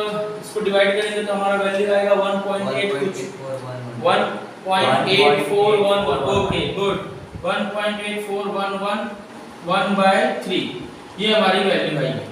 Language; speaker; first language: Hindi; native; Hindi